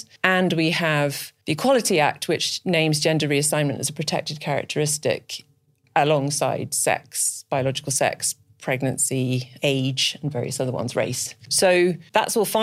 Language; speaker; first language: English; native; English